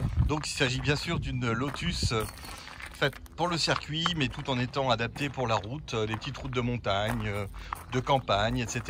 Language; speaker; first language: French; native; French